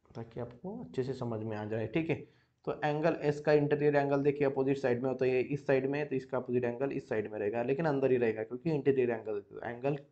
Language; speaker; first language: Hindi; non-native, local second language; Marathi